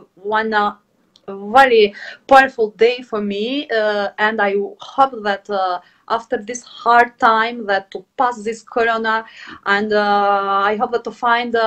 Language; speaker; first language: English; non-native, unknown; Albanian